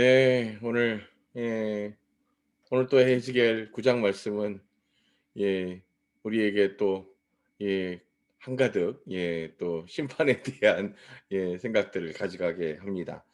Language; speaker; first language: Korean; native; Korean